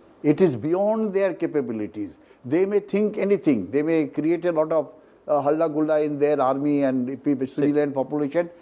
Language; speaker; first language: English; non-native, local second language; Bangla